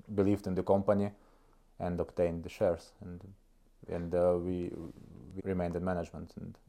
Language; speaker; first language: English; non-native, fluent; Estonian